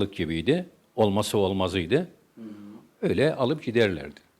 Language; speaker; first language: Turkish; native; Turkish